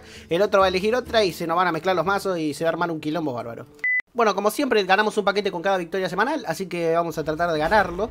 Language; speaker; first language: Spanish; native; Spanish